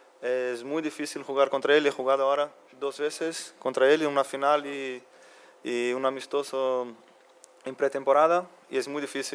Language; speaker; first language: Spanish; non-native, fluent; Portuguese